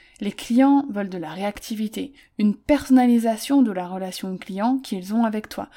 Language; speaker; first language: French; native; French